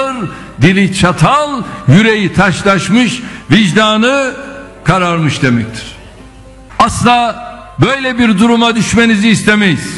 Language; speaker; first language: Turkish; native; Turkish